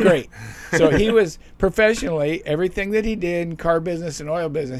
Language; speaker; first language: English; native; English